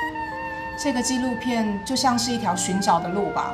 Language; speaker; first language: Italian; non-native, learner; Chinese